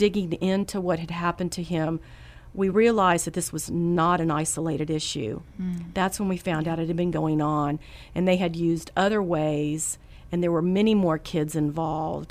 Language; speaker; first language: English; native; English